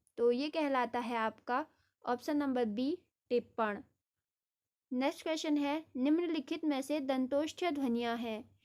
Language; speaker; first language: Hindi; native; Hindi